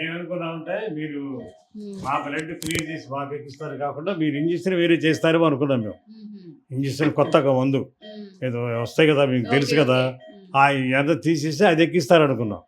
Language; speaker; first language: Telugu; native; Telugu